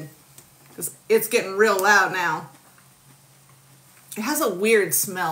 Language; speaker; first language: English; native; English